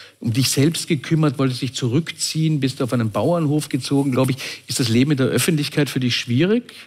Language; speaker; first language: German; native; German